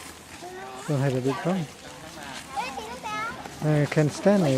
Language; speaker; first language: English; non-native, learner; Lao